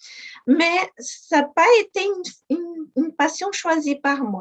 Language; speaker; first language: French; non-native, fluent; Portuguese